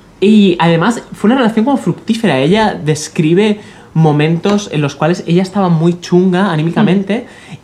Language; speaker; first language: Spanish; native; Spanish